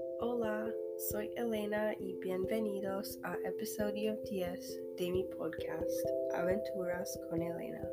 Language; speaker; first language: Spanish; non-native, learner; English